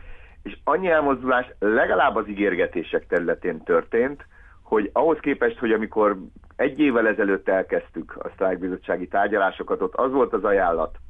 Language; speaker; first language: Hungarian; native; Hungarian